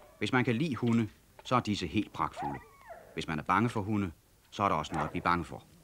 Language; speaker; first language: Danish; native; Danish